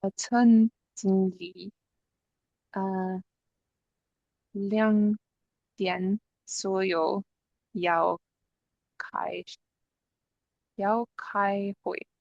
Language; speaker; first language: Chinese; non-native, learner; English